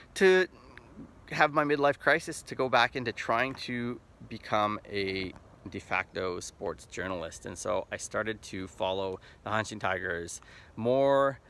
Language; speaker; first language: English; native; English